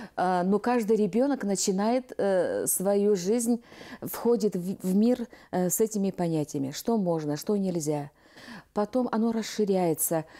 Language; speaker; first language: Russian; non-native, local second language; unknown